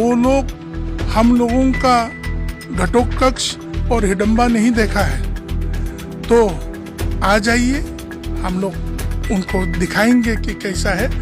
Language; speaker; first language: Hindi; non-native, local second language; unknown